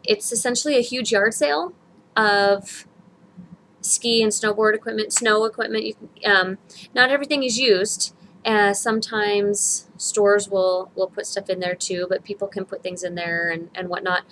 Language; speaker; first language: English; native; English